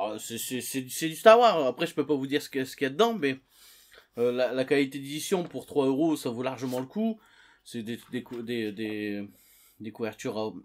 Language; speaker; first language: French; native; French